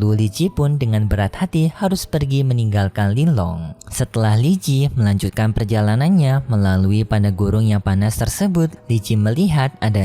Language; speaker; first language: Indonesian; native; Indonesian